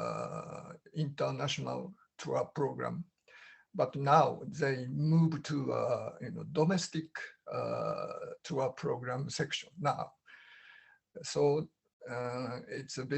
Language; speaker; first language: English; non-native, learner; Japanese